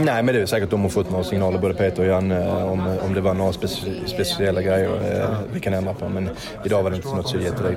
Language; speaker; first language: Swedish; native; Swedish